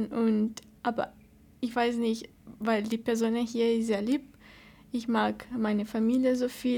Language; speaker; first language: German; non-native, learner; Portuguese